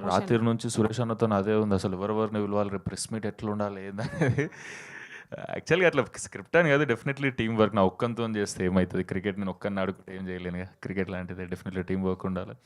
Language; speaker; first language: Telugu; native; Telugu